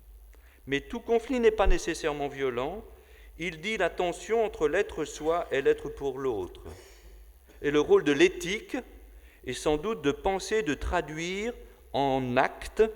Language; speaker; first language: French; native; French